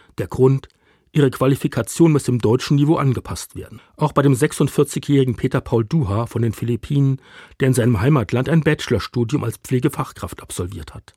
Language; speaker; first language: German; native; German